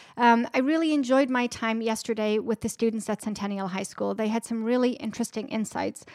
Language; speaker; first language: English; native; English